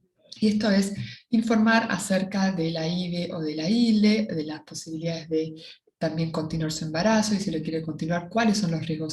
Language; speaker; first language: Spanish; native; Spanish